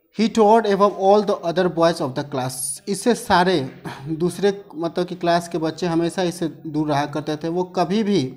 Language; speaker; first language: Hindi; native; Hindi